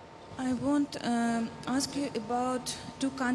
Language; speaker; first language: English; non-native, learner; Russian